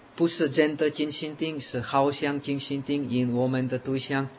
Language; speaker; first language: Chinese; non-native, fluent; Czech